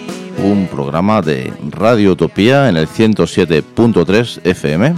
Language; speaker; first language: Spanish; native; Spanish